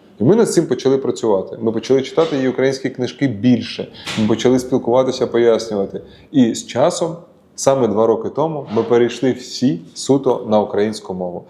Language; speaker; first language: Ukrainian; non-native, local second language; Russian